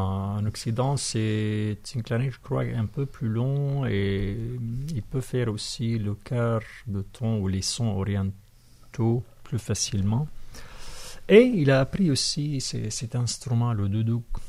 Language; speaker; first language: French; non-native, fluent; Arabic